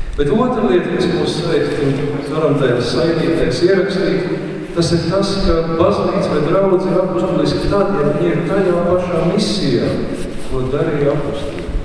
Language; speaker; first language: Latvian; native; Latvian